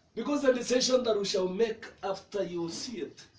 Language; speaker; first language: English; non-native, local second language; Swahili